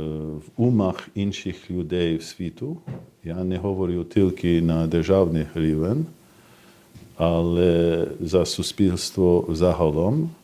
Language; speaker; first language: Ukrainian; non-native, fluent; English